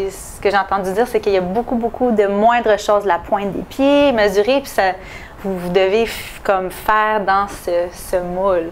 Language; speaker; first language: French; native; French